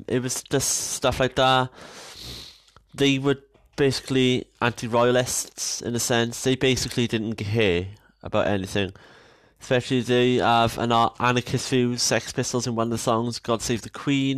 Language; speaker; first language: English; native; English